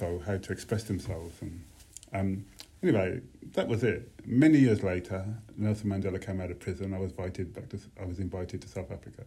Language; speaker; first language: English; native; English